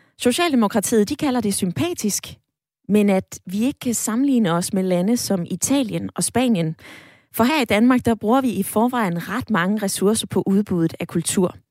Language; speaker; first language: Danish; native; Danish